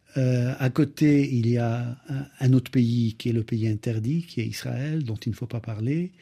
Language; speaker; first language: French; native; French